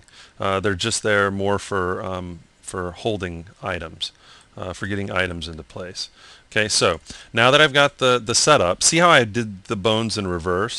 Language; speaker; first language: English; native; English